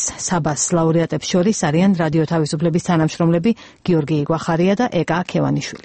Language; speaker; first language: Georgian; native; Georgian